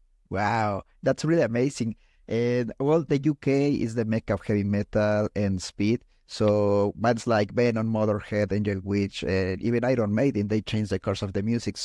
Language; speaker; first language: English; non-native, fluent; Spanish